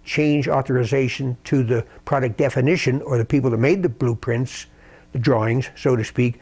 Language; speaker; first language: English; native; English